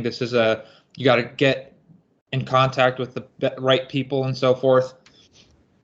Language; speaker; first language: English; native; English